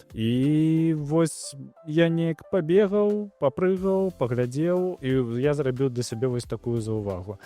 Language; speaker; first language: Belarusian; non-native, local second language; Russian